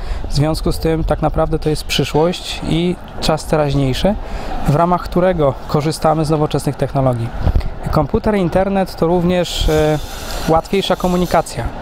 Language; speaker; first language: Polish; native; Polish